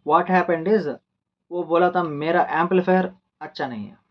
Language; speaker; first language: Hindi; non-native, local second language; Telugu